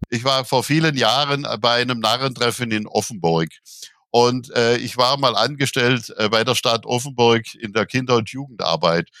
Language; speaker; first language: German; native; German